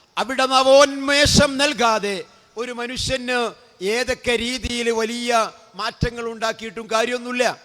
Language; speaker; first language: Malayalam; native; Malayalam